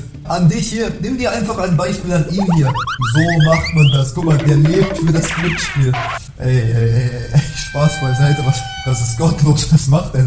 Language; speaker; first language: German; native; German